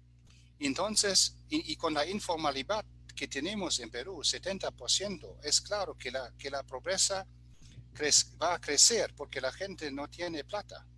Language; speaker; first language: Spanish; non-native, fluent; German